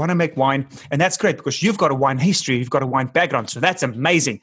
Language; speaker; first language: English; non-native, local second language; Afrikaans